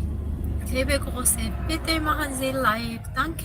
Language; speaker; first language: German; non-native, learner; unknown